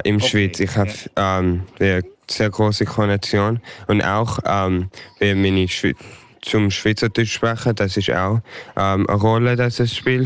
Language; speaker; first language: German; early bilingual, heritage; English